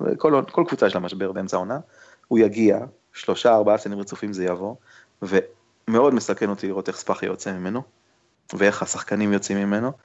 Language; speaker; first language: Hebrew; native; Hebrew